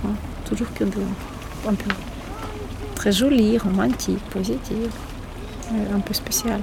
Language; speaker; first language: French; non-native, fluent; Ukrainian